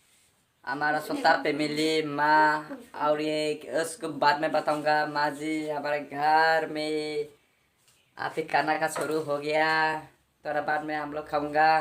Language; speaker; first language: Hindi; non-native, local second language; Bodo